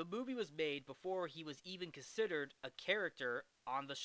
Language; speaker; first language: English; native; English